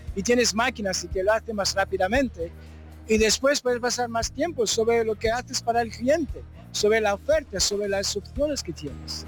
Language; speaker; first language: Spanish; early bilingual, heritage; French